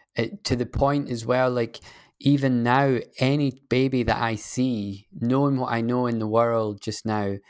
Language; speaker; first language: English; native; English